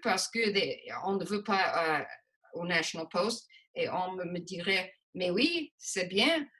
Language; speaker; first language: French; non-native, local second language; English